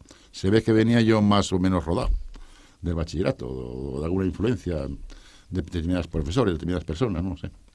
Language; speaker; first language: Spanish; native; Spanish